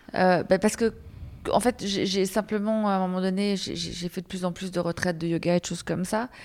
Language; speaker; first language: French; native; French